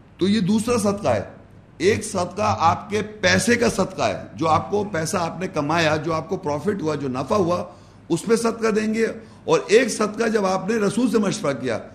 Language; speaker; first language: Urdu; native; Urdu